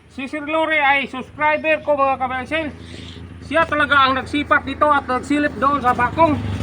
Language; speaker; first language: Filipino; non-native, local second language; Hiligaynon